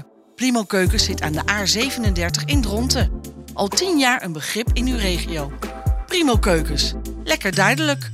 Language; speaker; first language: Dutch; native; Dutch